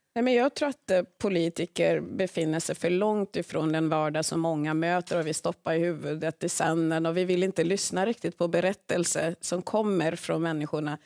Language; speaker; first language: Swedish; early bilingual, other home language; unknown